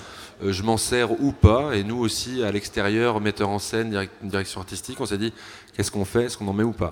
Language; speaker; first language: French; native; French